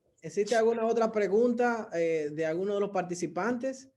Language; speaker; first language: Spanish; native; Spanish